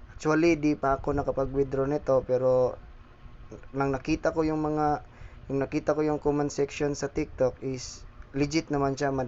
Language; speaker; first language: Filipino; non-native, local second language; Cebuano